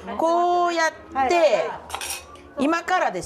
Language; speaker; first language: Japanese; non-native, fluent; Korean